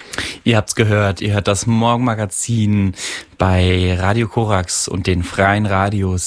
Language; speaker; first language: German; native; German